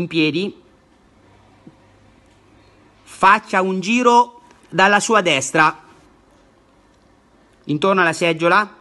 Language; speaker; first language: Italian; native; Italian